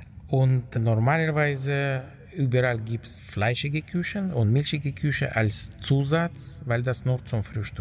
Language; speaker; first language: German; non-native, fluent; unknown